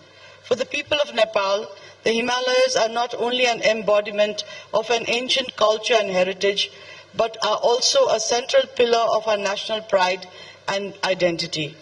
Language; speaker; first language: English; non-native, fluent; Nepali